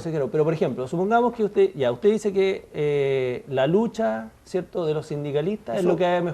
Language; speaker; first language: Spanish; native; Spanish